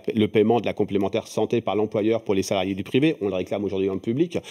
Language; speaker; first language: French; native; French